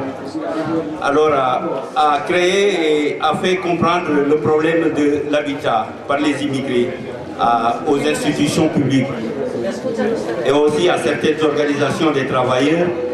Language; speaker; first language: French; non-native, local second language; Wolof